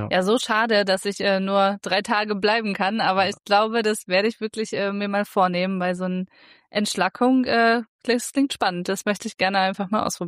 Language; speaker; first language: German; native; German